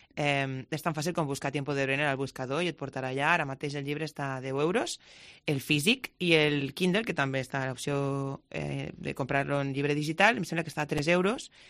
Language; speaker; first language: Catalan; non-native, local second language; Spanish